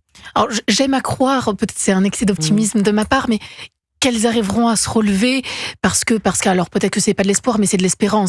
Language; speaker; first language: French; native; French